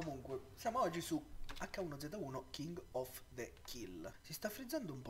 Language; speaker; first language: Italian; native; Italian